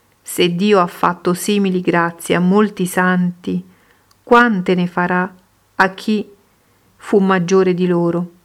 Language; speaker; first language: Italian; native; Italian